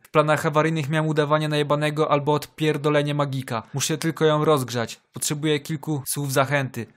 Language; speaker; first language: Polish; native; Polish